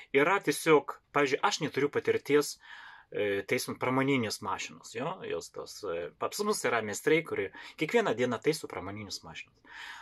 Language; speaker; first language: Lithuanian; non-native, local second language; Russian